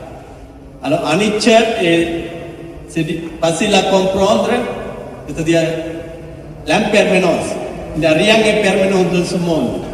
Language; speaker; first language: French; non-native, fluent; Sinhala